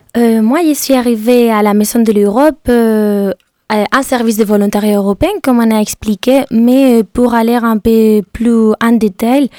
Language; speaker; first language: French; non-native, fluent; Spanish